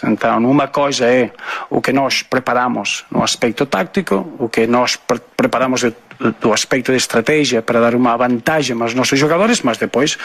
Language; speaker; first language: Portuguese; non-native, fluent; Spanish